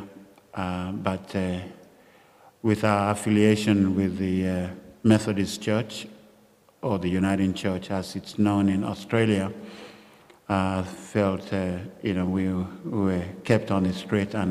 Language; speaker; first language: English; non-native, local second language; Yoruba